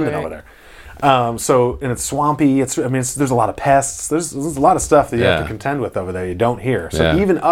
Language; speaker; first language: English; native; English